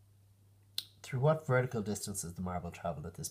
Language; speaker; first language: English; native; English